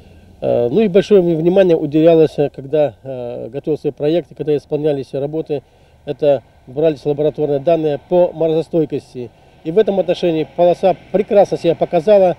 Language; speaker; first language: Russian; native; Russian